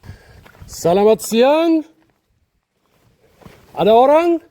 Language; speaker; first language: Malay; non-native, learner; German